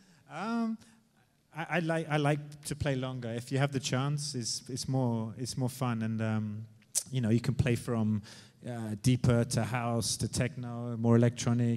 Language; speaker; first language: English; native; English